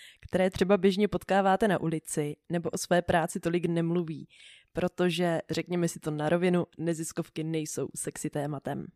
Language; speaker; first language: Czech; native; Czech